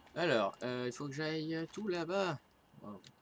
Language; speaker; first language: French; native; French